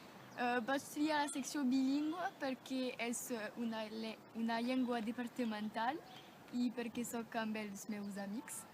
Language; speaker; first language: Catalan; non-native, local second language; French